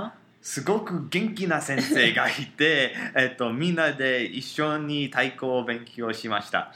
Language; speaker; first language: Japanese; non-native, learner; English